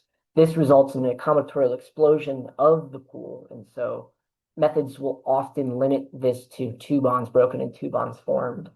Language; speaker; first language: English; native; English